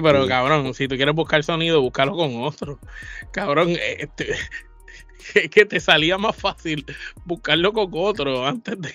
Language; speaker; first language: Spanish; native; Spanish